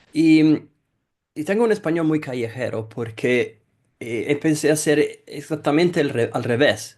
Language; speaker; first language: Spanish; non-native, fluent; Italian